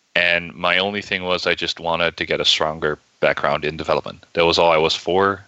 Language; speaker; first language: English; non-native, fluent; Dutch